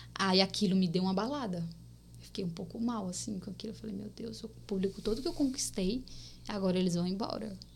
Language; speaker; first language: Portuguese; native; Portuguese